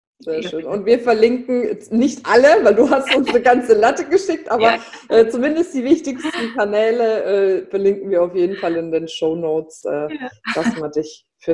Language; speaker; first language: German; native; German